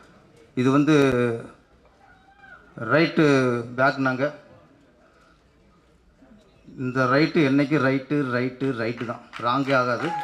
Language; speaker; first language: Tamil; native; Tamil